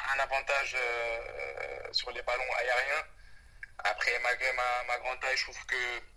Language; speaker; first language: French; early bilingual, other home language; Wolof